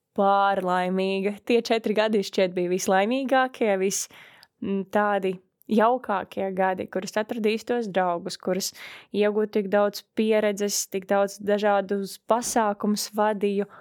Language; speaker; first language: Latvian; early bilingual, other home language; Russian